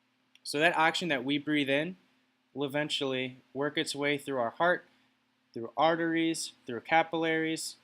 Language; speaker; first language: English; native; English